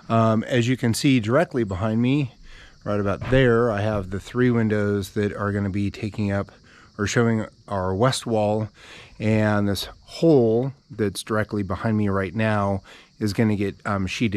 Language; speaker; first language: English; native; English